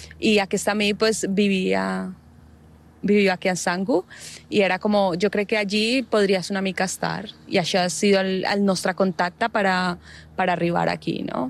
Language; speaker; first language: Catalan; non-native, fluent; Spanish